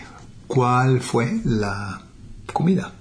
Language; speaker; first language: Spanish; non-native, fluent; English